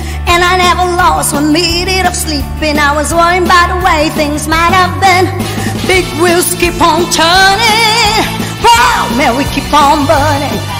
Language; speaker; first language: English; non-native, local second language; Filipino